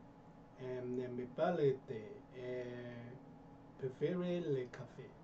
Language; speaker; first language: French; non-native, learner; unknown